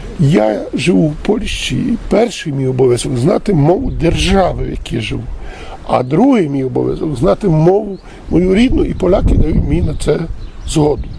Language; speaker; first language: Ukrainian; early bilingual, heritage; Ukrainian